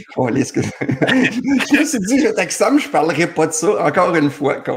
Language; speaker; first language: French; native; French